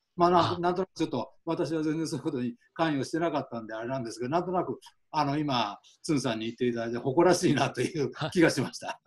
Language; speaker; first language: Japanese; native; Japanese